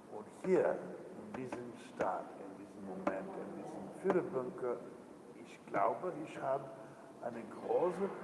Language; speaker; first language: German; non-native, learner; Spanish